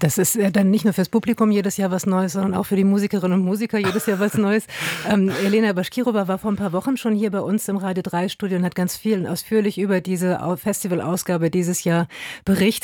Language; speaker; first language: German; native; German